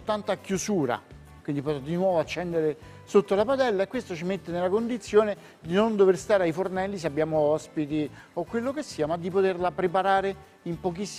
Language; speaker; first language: Italian; native; Italian